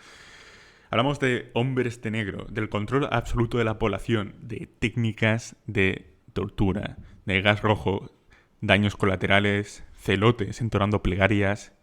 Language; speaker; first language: Spanish; native; Spanish